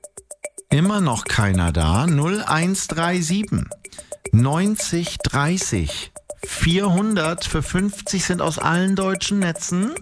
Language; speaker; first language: German; native; German